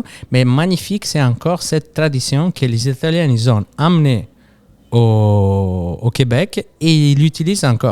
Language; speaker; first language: French; non-native, fluent; Italian